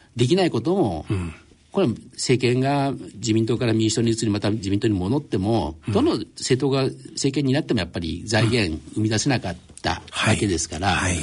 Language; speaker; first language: Japanese; native; Japanese